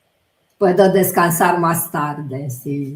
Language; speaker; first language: Spanish; non-native, fluent; Romanian